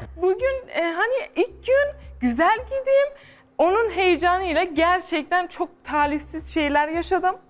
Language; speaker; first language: Turkish; non-native, fluent; Persian